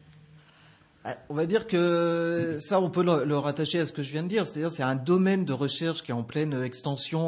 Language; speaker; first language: French; native; French